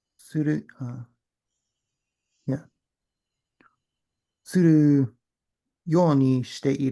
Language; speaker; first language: Japanese; non-native, learner; English